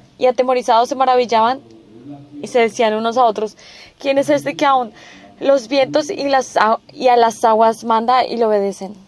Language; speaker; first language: Spanish; non-native, fluent; Korean